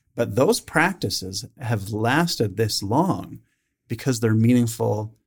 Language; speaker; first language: English; native; English